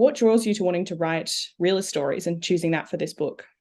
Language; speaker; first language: English; native; English